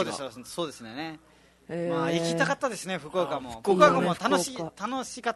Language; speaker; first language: Japanese; non-native, fluent; Nepali